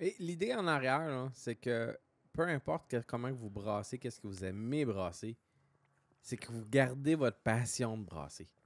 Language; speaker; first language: French; native; French